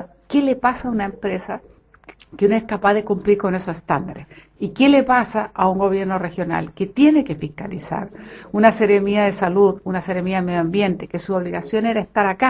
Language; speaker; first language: Spanish; native; Spanish